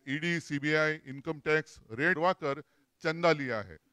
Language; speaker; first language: Hindi; non-native, local second language; Marathi